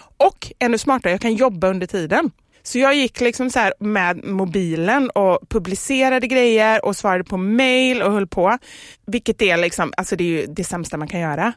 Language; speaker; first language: Swedish; native; Swedish